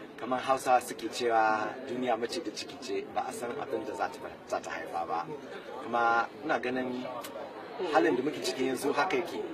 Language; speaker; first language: Hausa; non-native, fluent; English